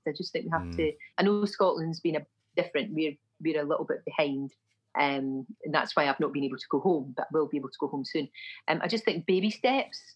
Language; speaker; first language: English; native; English